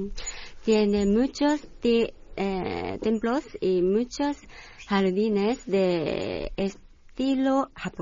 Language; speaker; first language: Spanish; non-native, learner; Japanese